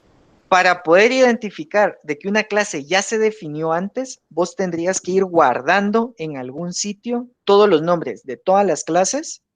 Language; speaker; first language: Spanish; native; Spanish